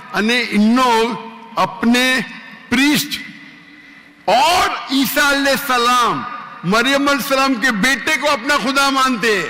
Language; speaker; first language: Urdu; non-native, local second language; Konkani